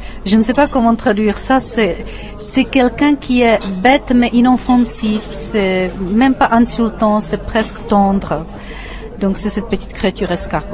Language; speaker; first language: French; non-native, fluent; Czech